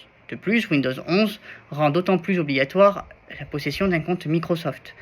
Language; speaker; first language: French; native; French